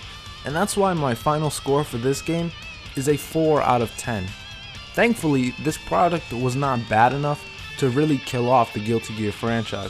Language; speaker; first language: English; native; English